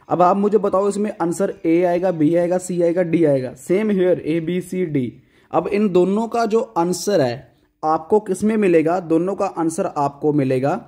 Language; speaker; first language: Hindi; non-native, local second language; Punjabi